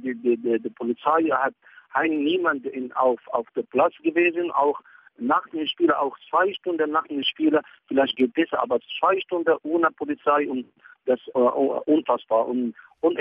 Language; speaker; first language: German; non-native, fluent; Arabic